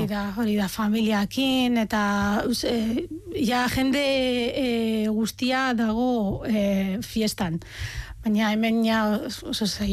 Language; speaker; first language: Basque; non-native, fluent; Arabic